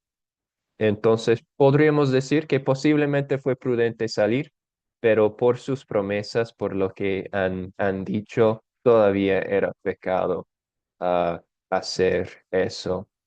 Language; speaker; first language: Spanish; non-native, fluent; English